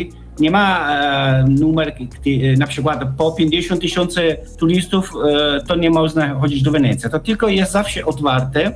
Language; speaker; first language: Polish; non-native, learner; Italian